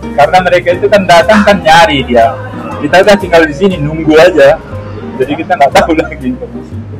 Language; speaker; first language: Indonesian; native; Indonesian